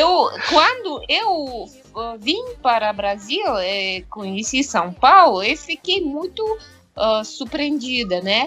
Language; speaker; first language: Portuguese; non-native, fluent; Russian